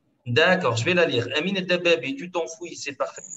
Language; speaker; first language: French; non-native, local second language; Arabic